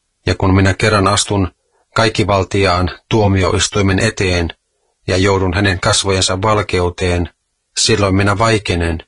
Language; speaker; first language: Finnish; native; Finnish